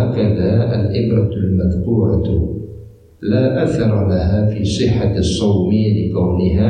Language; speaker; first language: Arabic; non-native, fluent; Indonesian